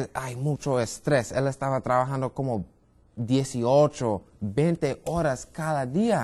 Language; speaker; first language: Spanish; non-native, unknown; English